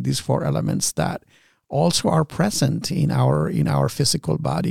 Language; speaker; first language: English; non-native, fluent; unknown